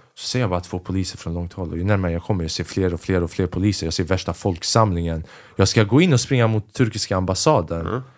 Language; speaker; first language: Swedish; early bilingual, other home language; Albanian